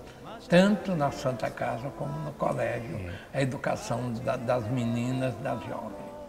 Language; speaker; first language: Portuguese; native; Portuguese